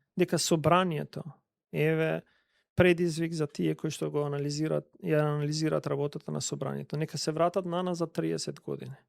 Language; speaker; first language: Macedonian; non-native, local second language; Albanian